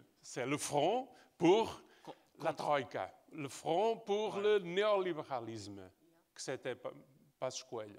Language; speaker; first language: French; non-native, fluent; Portuguese